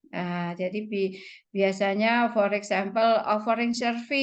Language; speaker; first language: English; non-native, fluent; Indonesian